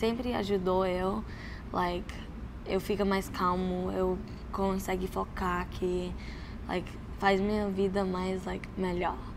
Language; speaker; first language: Portuguese; early bilingual, heritage; Portuguese